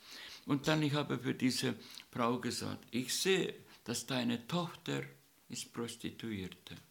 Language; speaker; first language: German; non-native, learner; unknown